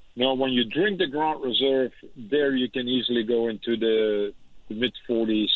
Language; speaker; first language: English; non-native, fluent; Dutch